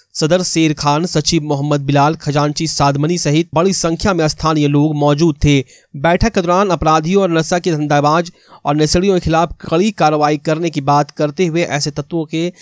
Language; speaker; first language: Hindi; native; Hindi